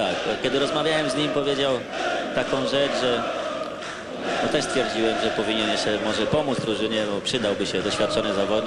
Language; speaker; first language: Polish; native; Polish